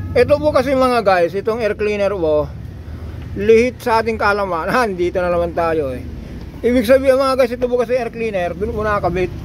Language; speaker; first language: Filipino; native; Filipino